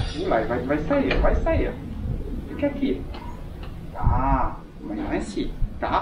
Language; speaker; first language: Portuguese; non-native, fluent; French